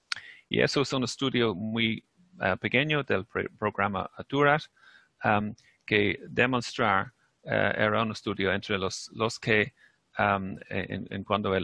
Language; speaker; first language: Spanish; non-native, fluent; English